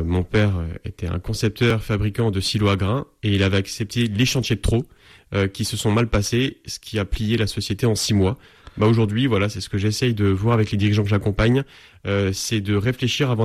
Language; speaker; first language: French; native; French